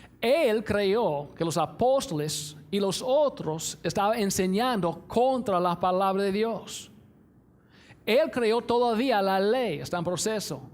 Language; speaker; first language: Spanish; non-native, fluent; English